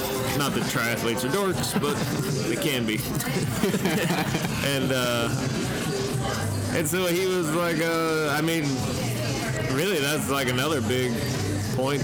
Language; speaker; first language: English; native; English